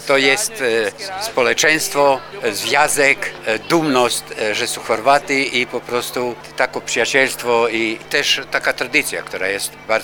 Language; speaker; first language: Polish; non-native, learner; Croatian